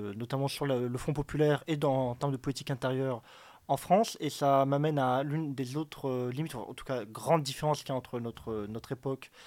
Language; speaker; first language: French; native; French